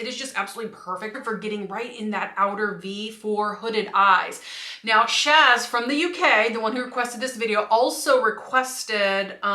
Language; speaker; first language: English; native; English